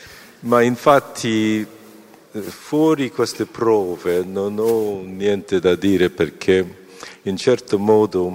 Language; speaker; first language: Italian; non-native, fluent; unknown